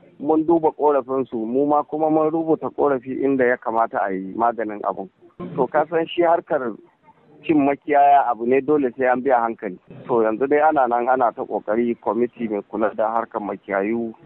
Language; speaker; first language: Hausa; native; Hausa